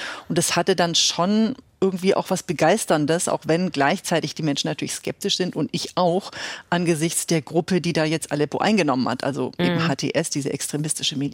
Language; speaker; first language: German; native; German